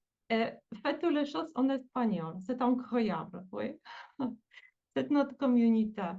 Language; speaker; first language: French; non-native, fluent; Polish